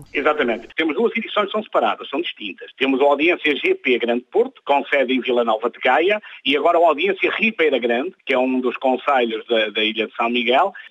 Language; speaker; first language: Portuguese; native; Portuguese